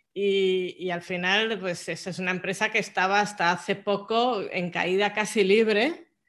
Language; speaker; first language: Spanish; native; Spanish